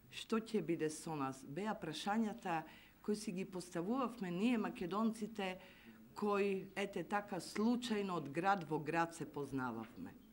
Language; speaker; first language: Macedonian; early bilingual, heritage; Macedonian